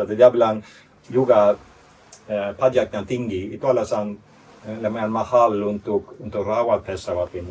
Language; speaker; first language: Indonesian; non-native, fluent; Swedish